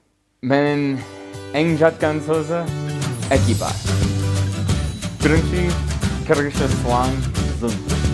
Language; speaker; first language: Kyrgyz; non-native, learner; English